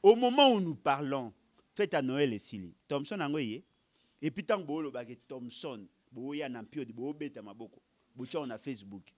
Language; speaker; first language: French; non-native, local second language; Lingala